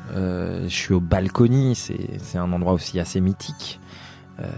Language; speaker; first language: French; native; French